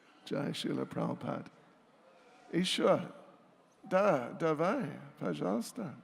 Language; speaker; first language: Russian; non-native, learner; English